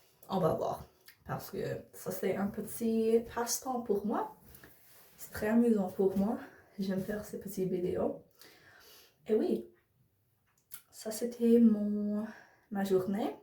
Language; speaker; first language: French; non-native, learner; English